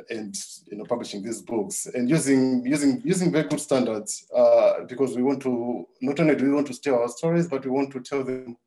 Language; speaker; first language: English; non-native, local second language; Nyanja